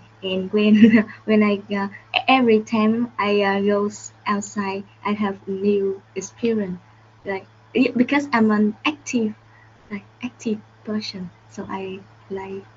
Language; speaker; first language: English; non-native, learner; Vietnamese